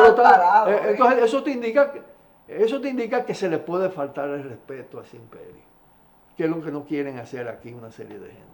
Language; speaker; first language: Spanish; native; Spanish